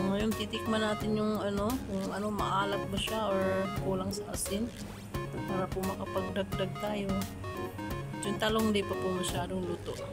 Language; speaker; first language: Filipino; non-native, local second language; Cebuano